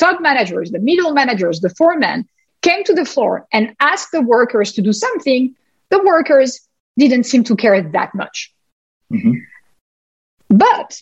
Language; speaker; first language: English; non-native, fluent; French